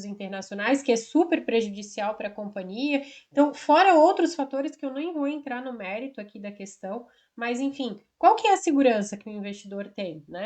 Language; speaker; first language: Portuguese; native; Portuguese